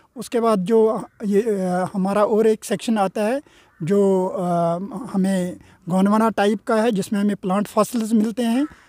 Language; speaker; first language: Urdu; non-native, local second language; Kashmiri